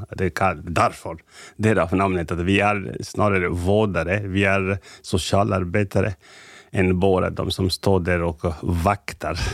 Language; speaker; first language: Swedish; non-native, fluent; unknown